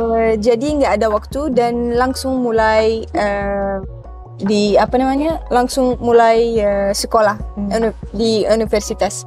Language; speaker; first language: Indonesian; non-native, learner; Arabic